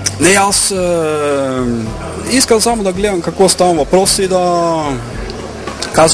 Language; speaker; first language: Bulgarian; non-native, fluent; Norwegian